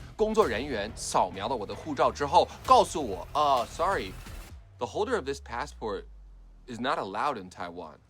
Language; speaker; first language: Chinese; non-native, fluent; English